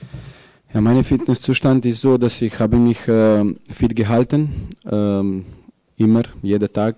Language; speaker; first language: German; non-native, fluent; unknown